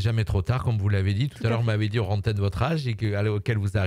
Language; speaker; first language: French; native; French